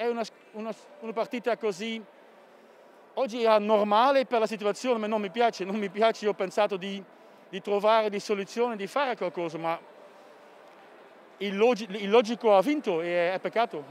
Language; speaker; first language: Italian; non-native, fluent; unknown